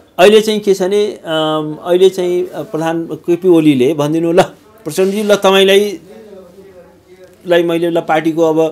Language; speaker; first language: Nepali; native; Nepali